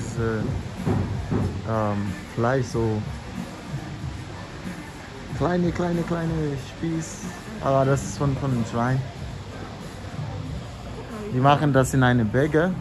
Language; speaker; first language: German; non-native, learner; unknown